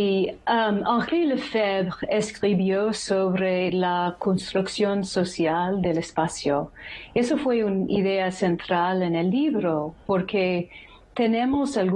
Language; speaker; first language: Spanish; non-native, fluent; English